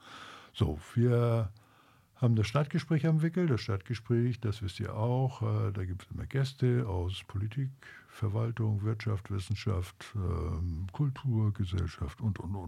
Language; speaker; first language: German; native; German